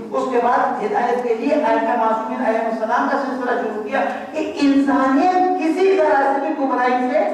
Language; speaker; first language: Urdu; non-native, local second language; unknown